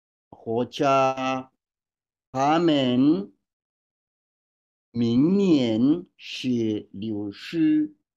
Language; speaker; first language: Chinese; non-native, learner; Swahili